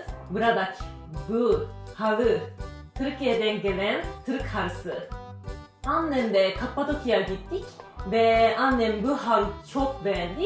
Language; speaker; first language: Turkish; non-native, learner; Japanese